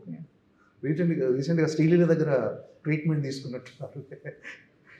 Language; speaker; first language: Telugu; native; Telugu